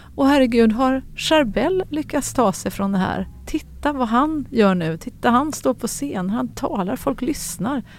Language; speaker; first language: Swedish; native; Swedish